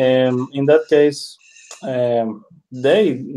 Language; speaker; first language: English; non-native, learner; Spanish